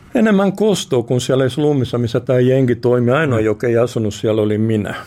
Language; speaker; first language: Finnish; early bilingual, heritage; Finnish